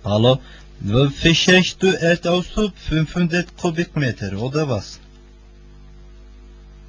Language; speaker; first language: German; non-native, learner; Turkish